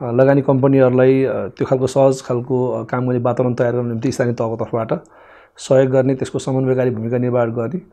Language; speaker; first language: Nepali; non-native, local second language; Gurung